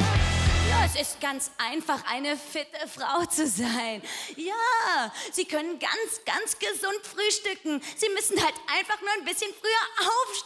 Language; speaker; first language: German; native; German